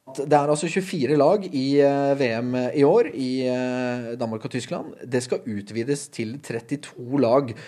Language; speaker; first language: Norwegian; native; Norwegian